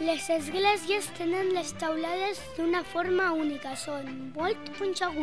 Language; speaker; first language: Catalan; early bilingual, other home language; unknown